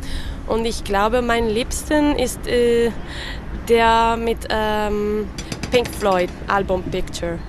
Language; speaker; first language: German; non-native, learner; French